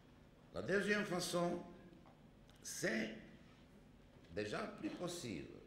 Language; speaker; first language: French; non-native, fluent; Czech